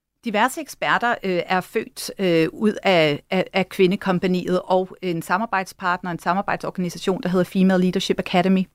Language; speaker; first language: Danish; native; Danish